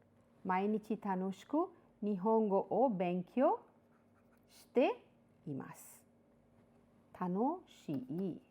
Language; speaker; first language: Japanese; non-native, fluent; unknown